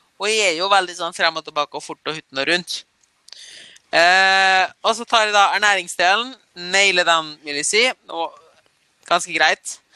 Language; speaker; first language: Norwegian; early bilingual, other home language; German